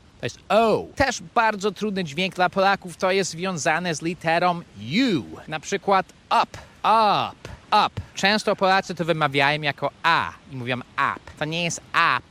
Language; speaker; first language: Polish; non-native, fluent; English